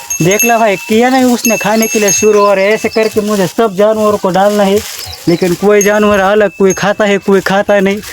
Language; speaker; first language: Hindi; non-native, local second language; Marathi